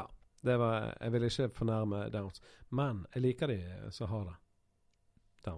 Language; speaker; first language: Norwegian; native; Norwegian